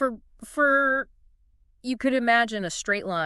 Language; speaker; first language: English; native; English